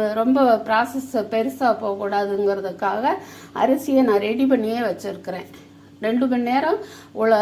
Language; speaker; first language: Tamil; native; Tamil